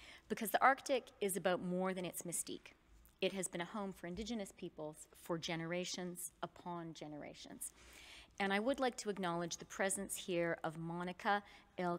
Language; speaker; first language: English; native; English